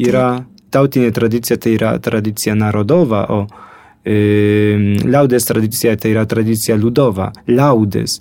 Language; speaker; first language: Lithuanian; non-native, fluent; Polish